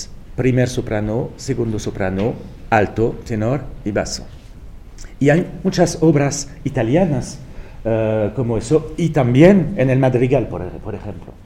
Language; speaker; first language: Spanish; non-native, fluent; French